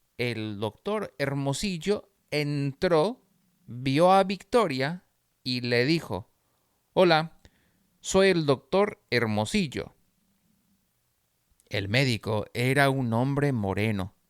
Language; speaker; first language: Spanish; non-native, fluent; English